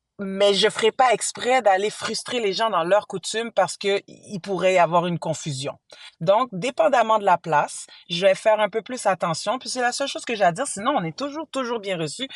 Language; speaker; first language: French; early bilingual, other home language; Haitian Creole